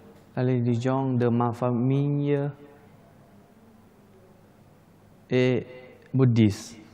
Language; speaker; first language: French; non-native, learner; Thai